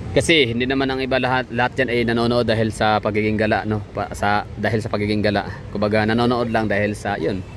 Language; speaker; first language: Filipino; non-native, local second language; Cebuano